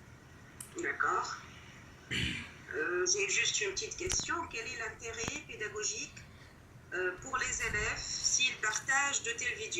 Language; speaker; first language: French; non-native, local second language; Arabic